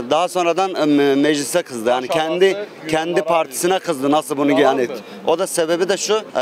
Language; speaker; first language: Turkish; native; Turkish